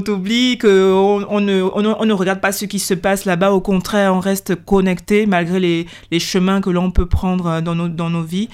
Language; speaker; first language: French; native; French